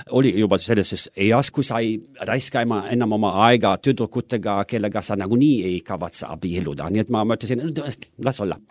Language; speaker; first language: Estonian; non-native, fluent; German